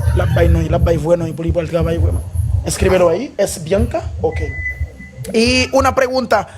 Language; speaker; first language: Spanish; non-native, fluent; Haitian Creole